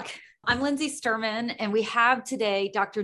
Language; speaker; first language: English; native; English